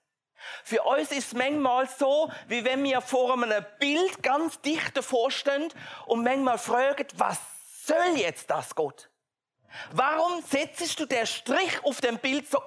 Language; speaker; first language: German; native; German